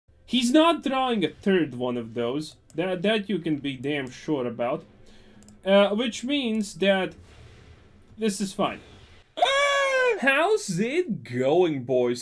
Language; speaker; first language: English; non-native, fluent; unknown